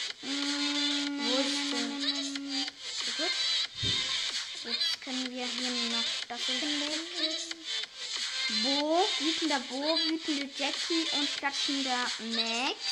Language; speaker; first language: German; native; German